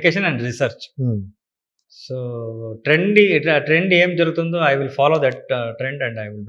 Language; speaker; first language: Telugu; non-native, learner; Kannada